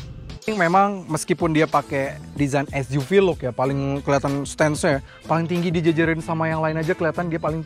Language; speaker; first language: Indonesian; native; Indonesian